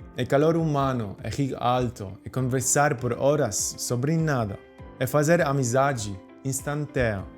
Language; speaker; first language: Portuguese; non-native, fluent; Polish